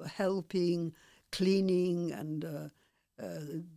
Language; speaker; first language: English; non-native, fluent; Polish